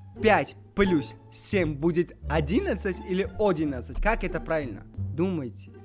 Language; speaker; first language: Russian; non-native, local second language; Tajik